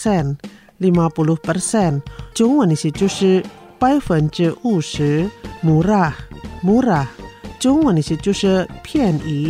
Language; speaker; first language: Chinese; non-native, fluent; Indonesian